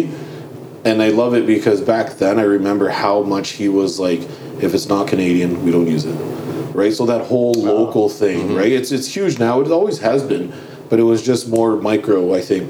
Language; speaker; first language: English; native; English